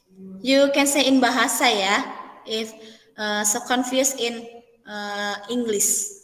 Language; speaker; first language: English; non-native, fluent; Indonesian